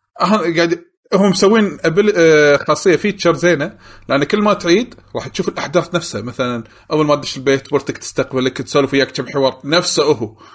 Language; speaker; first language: Arabic; native; Arabic